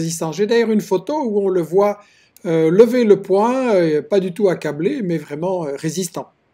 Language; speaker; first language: French; native; French